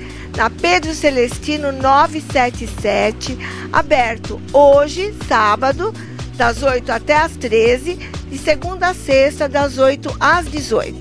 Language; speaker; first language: Portuguese; native; Portuguese